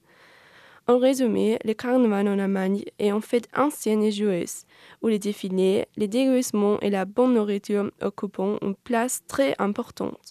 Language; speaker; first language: French; non-native, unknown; German